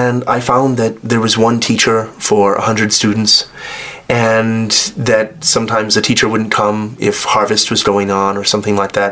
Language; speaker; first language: English; native; English